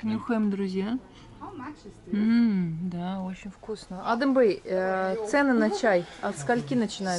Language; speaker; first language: Russian; native; Russian